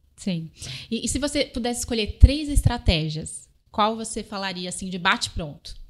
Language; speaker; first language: Portuguese; native; Portuguese